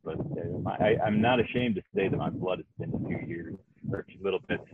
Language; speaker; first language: English; native; English